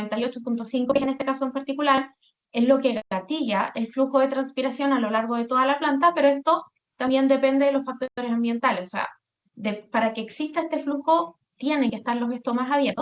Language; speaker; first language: Spanish; native; Spanish